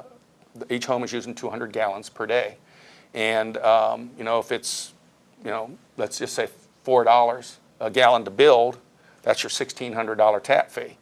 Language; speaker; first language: English; native; English